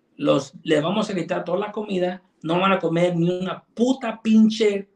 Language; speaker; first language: Spanish; early bilingual, heritage; Spanish